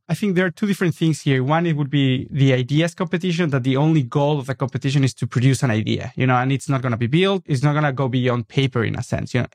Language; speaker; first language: English; non-native, fluent; Spanish